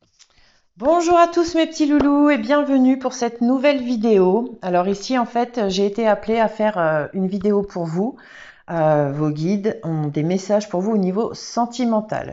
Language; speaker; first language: French; native; French